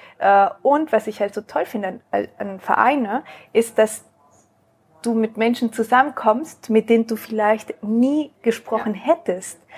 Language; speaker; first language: German; early bilingual, other home language; Spanish